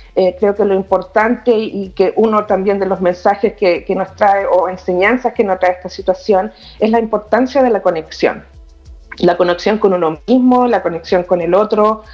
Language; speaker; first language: Spanish; native; Spanish